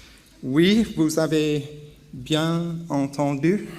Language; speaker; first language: French; non-native, learner; English